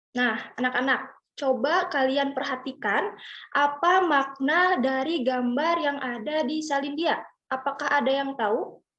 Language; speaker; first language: Indonesian; native; Indonesian